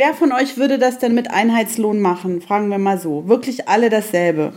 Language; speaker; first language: German; native; German